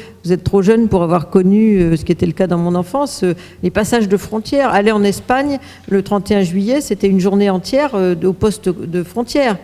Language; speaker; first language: French; native; French